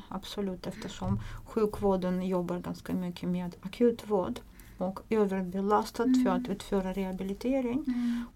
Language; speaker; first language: Swedish; non-native, fluent; Russian